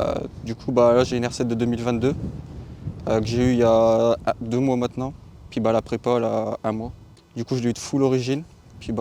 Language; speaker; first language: French; native; French